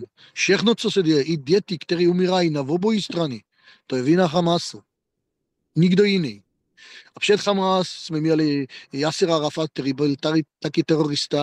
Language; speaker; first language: Czech; non-native, fluent; Hebrew